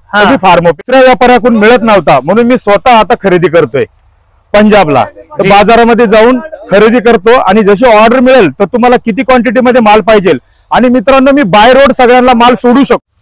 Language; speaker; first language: Hindi; non-native, local second language; Marathi